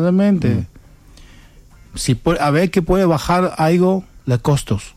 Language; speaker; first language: Spanish; non-native, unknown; Chinese